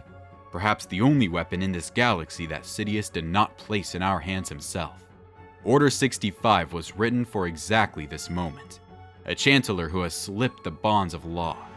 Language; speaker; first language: English; native; English